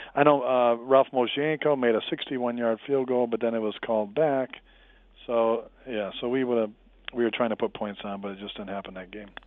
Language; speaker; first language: English; native; English